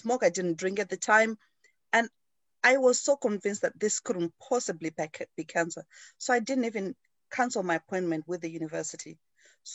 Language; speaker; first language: English; non-native, local second language; Shona